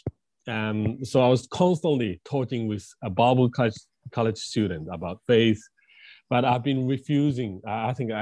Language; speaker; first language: English; non-native, fluent; Japanese